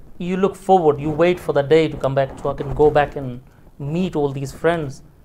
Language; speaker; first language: English; non-native, fluent; Punjabi